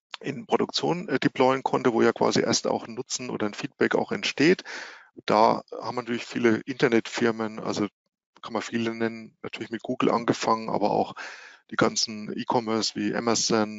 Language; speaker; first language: German; native; German